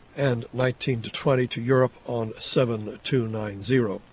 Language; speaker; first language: English; native; English